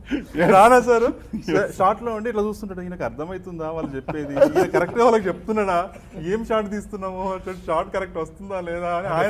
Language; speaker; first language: Telugu; native; Telugu